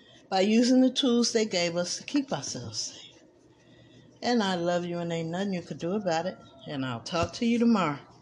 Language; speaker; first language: English; native; English